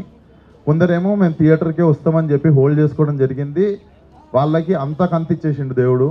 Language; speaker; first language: Telugu; native; Telugu